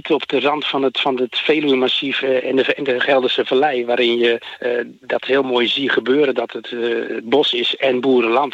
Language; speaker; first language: Dutch; native; Dutch